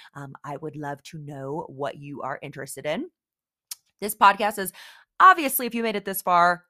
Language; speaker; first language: English; native; English